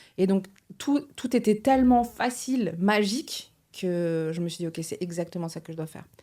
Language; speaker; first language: French; early bilingual, other home language; Portuguese